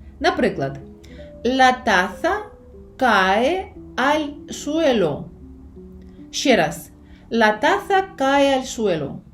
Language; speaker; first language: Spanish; non-native, fluent; Ukrainian